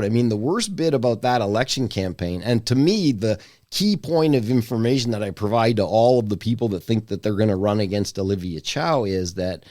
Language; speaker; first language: English; native; English